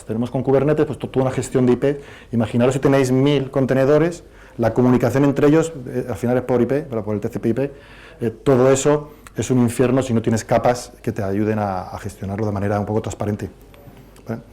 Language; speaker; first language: Spanish; native; Spanish